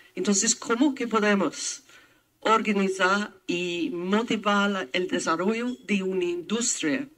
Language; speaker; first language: Spanish; non-native, fluent; English